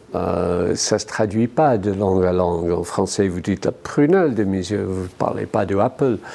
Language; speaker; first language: French; non-native, fluent; English